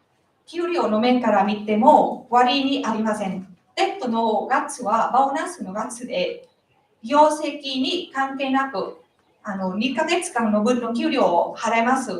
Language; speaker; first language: Japanese; non-native, learner; Vietnamese